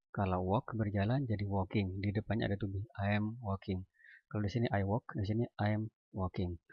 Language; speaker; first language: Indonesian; native; Indonesian